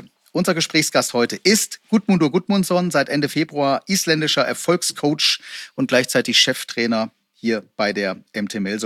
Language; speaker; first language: German; native; German